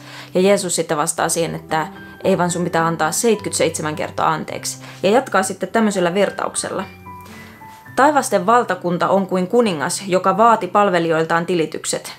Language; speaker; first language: Finnish; native; Finnish